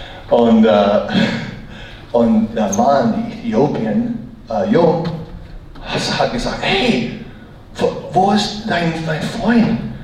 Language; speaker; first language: German; non-native, learner; English